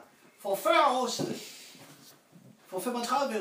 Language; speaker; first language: Danish; non-native, fluent; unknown